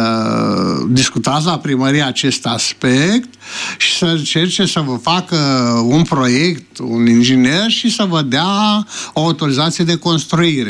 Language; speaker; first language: Romanian; native; Romanian